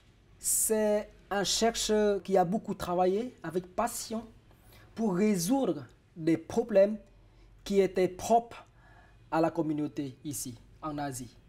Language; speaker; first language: French; non-native, fluent; Vietnamese